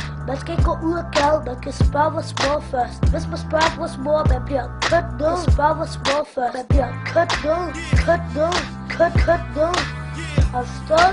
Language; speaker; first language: Danish; early bilingual, other home language; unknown